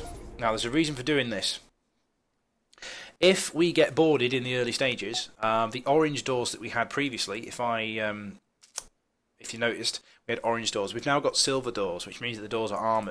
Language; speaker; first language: English; native; English